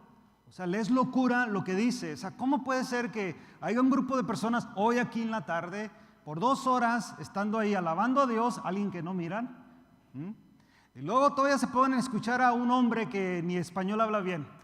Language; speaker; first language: Spanish; early bilingual, heritage; Spanish